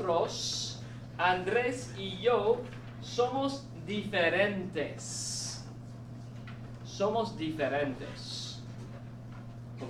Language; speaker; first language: Spanish; non-native, fluent; English